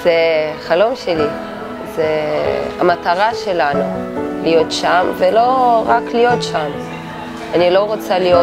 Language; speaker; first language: Hebrew; non-native, learner; Portuguese